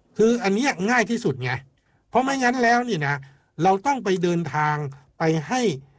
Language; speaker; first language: Thai; native; Thai